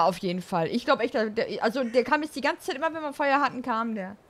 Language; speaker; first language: German; native; German